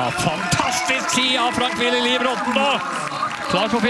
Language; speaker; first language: Norwegian; native; Norwegian